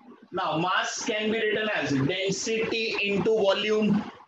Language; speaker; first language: English; non-native, local second language; Hindi